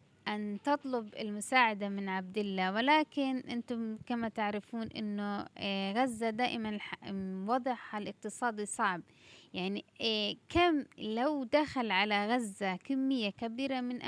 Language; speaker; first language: Arabic; native; Arabic